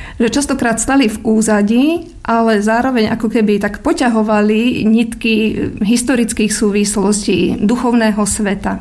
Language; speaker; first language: Slovak; native; Slovak